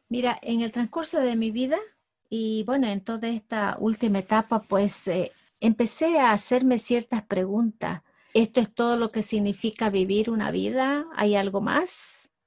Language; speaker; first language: Spanish; native; Spanish